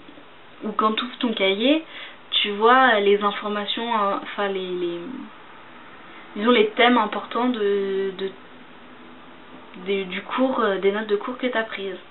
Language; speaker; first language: French; native; French